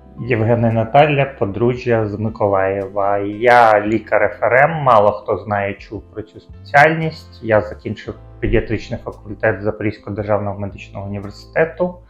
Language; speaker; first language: Ukrainian; native; Ukrainian